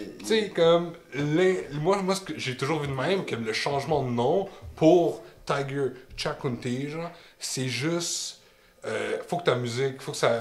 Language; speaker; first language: French; native; French